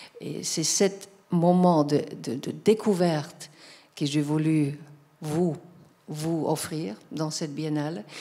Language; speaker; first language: French; non-native, fluent; German